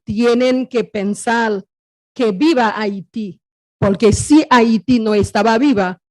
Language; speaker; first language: Spanish; non-native, fluent; Haitian Creole